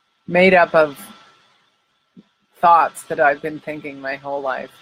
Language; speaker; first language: English; native; English